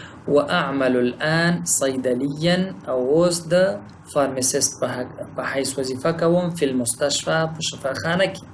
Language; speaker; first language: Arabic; non-native, fluent; Pashto